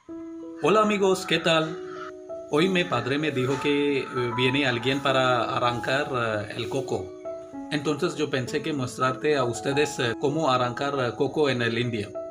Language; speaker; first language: Spanish; non-native, learner; Malayalam